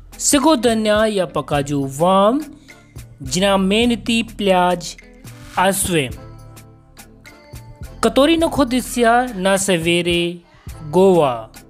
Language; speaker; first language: Russian; non-native, learner; Hindi